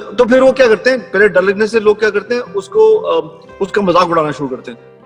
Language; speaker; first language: Hindi; native; Hindi